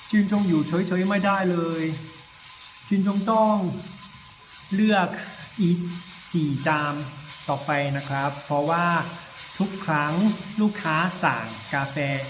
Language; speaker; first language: Thai; non-native, learner; Chinese